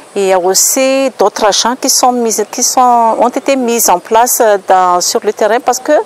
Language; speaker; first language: French; non-native, local second language; Malagasy